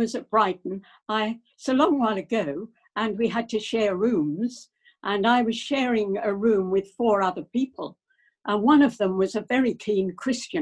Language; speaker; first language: English; native; English